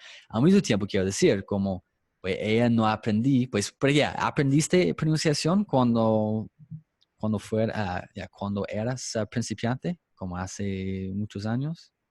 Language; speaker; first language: Spanish; non-native, fluent; English